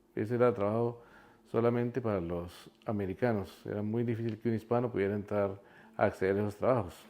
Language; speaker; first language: Spanish; native; Spanish